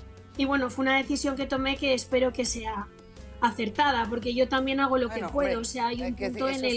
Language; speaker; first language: Spanish; native; Spanish